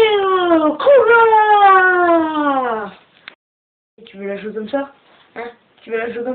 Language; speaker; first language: French; native; French